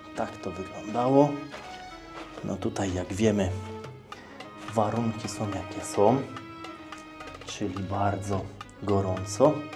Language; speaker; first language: Polish; native; Polish